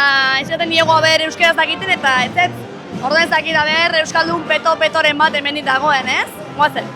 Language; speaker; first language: Basque; native; Basque